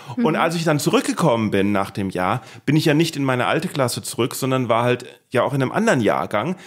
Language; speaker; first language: German; native; German